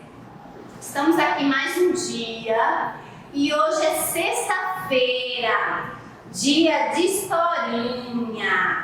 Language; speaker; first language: Portuguese; native; Portuguese